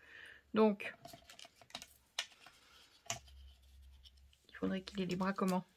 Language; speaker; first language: French; native; French